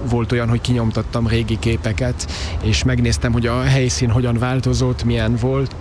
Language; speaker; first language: Hungarian; early bilingual, heritage; Hungarian